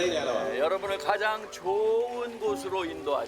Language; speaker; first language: Korean; native; Korean